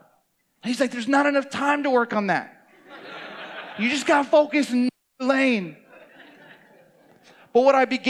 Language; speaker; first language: English; native; English